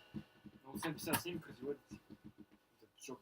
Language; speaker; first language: Russian; native; Russian